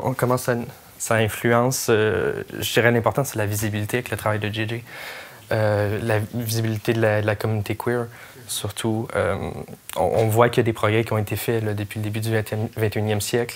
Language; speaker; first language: French; native; French